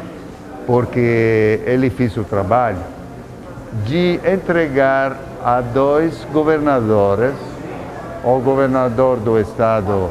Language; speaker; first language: Portuguese; non-native, fluent; Italian